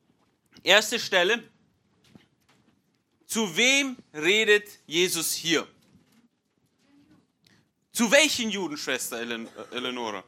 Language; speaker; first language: German; non-native, fluent; English